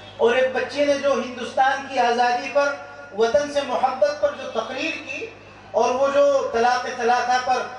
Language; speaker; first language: Urdu; native; Urdu